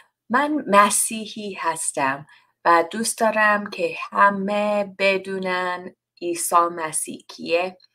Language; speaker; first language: Persian; non-native, learner; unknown